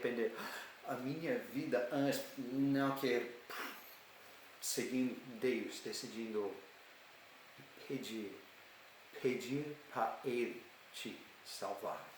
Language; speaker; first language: Portuguese; non-native, learner; English